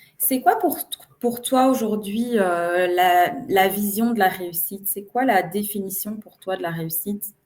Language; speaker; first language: French; native; French